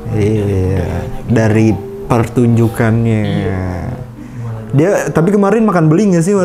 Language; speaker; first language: Indonesian; native; Indonesian